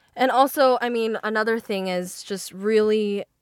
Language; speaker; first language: English; early bilingual, other home language; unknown